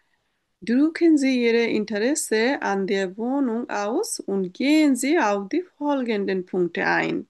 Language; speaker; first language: German; non-native, learner; Bangla